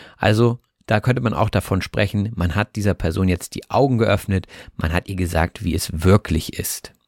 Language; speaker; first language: German; native; German